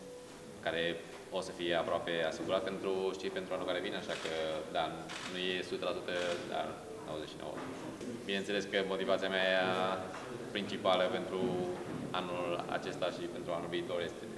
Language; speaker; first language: Romanian; early bilingual, heritage; Romanian